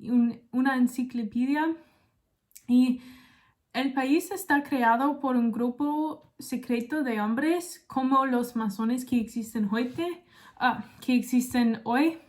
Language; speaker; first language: Spanish; non-native, learner; English